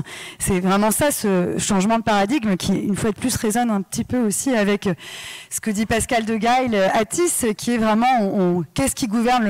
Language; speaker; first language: French; native; French